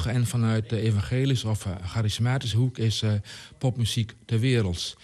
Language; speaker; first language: Dutch; native; Dutch